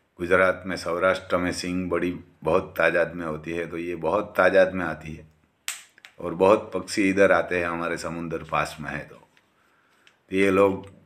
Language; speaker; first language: Hindi; non-native, local second language; Gujarati